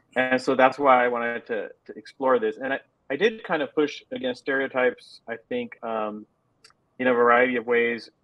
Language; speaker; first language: English; native; English